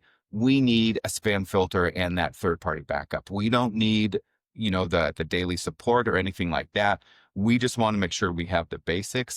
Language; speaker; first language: English; native; English